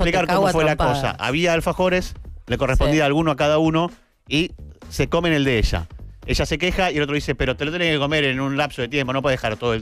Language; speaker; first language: Spanish; native; Spanish